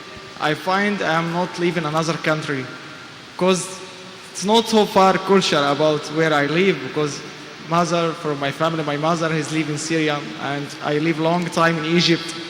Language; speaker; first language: English; non-native, fluent; Arabic